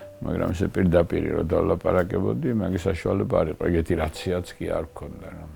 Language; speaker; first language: Georgian; native; Georgian